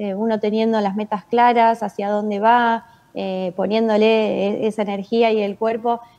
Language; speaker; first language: Spanish; native; Spanish